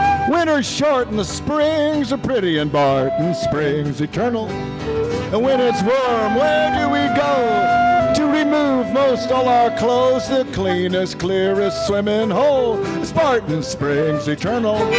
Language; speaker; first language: English; native; English